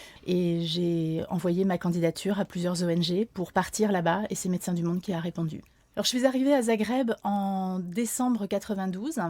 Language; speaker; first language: French; native; French